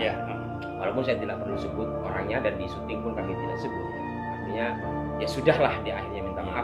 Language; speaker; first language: Indonesian; native; Indonesian